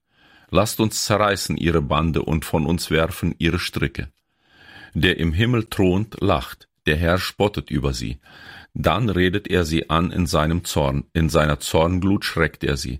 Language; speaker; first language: German; native; German